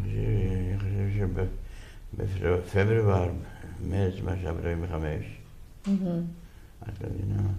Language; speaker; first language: Hebrew; non-native, fluent; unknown